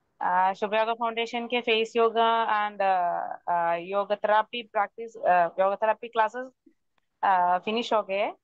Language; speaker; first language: Hindi; non-native, local second language; Malayalam